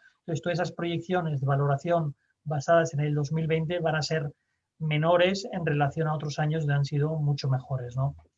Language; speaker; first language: Spanish; native; Spanish